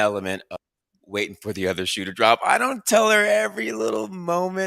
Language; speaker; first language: English; native; English